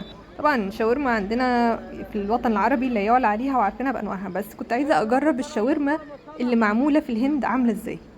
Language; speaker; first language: Arabic; native; Arabic